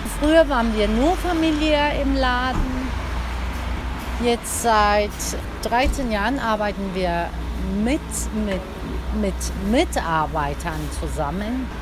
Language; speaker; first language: German; early bilingual, other home language; Turkish